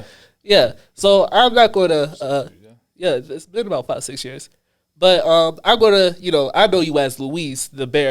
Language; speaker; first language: English; native; English